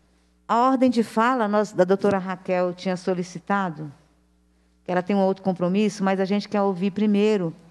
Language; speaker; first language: Portuguese; native; Portuguese